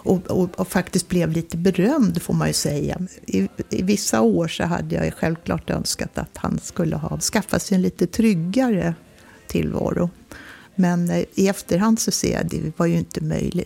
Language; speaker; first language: Swedish; native; Swedish